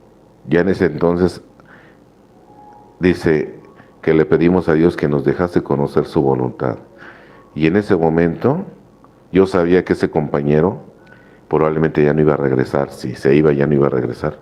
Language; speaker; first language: Spanish; native; Spanish